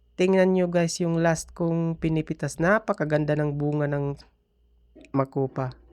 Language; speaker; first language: Filipino; non-native, local second language; Cebuano